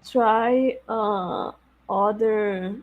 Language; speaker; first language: English; non-native, learner; Portuguese